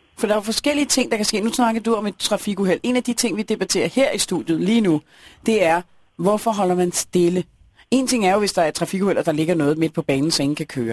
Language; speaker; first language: Danish; native; Danish